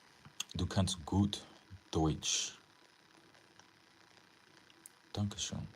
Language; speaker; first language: German; non-native, learner; English